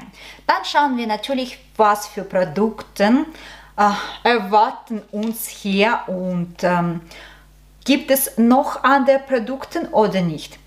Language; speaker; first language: German; non-native, learner; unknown